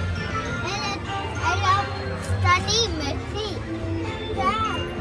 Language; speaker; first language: Swedish; early bilingual, other home language; Mongolian